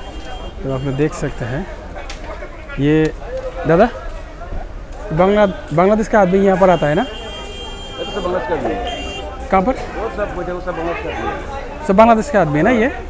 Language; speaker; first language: Hindi; non-native, local second language; Bangla